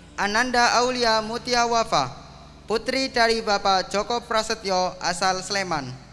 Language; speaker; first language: Indonesian; native; Indonesian